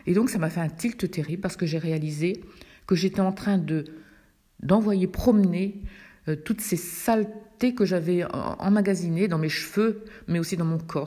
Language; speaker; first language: French; native; French